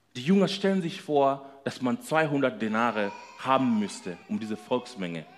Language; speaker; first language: German; non-native, fluent; Swahili